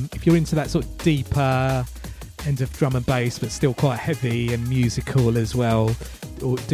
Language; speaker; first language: English; native; English